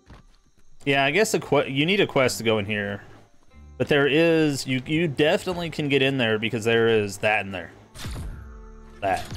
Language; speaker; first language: English; native; English